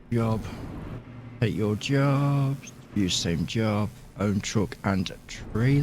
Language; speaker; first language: English; native; English